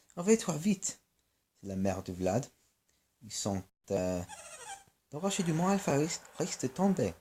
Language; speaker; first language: French; non-native, learner; English